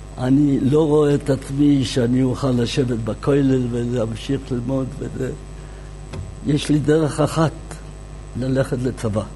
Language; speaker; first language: Hebrew; non-native, fluent; Yiddish